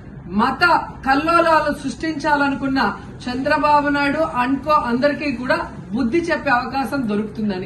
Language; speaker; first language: Telugu; native; Telugu